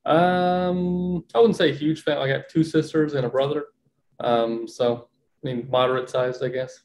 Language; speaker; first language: English; native; English